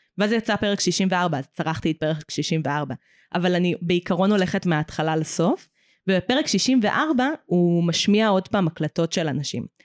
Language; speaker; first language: Hebrew; native; Hebrew